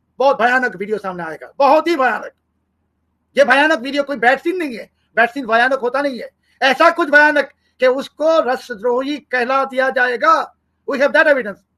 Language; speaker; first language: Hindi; non-native, fluent; Bangla